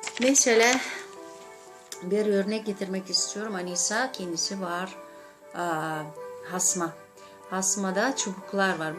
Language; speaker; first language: Turkish; non-native, learner; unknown